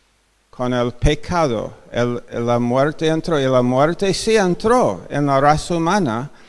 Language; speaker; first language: Spanish; non-native, fluent; English